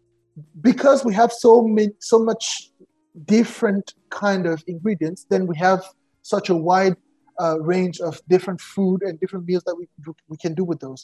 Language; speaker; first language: English; non-native, local second language; French